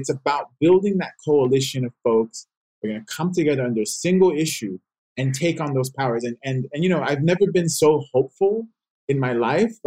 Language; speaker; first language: English; native; English